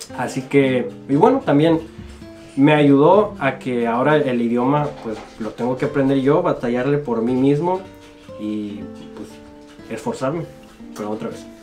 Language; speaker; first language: Spanish; native; Spanish